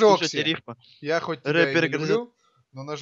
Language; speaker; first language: Russian; native; Russian